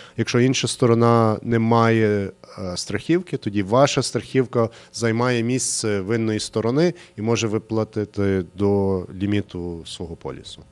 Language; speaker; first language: Ukrainian; early bilingual, heritage; Ukrainian